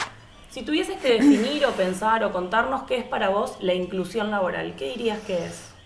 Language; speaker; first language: Spanish; native; Spanish